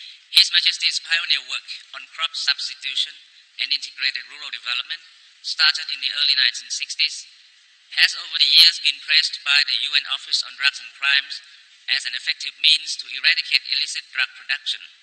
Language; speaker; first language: English; non-native, fluent; Thai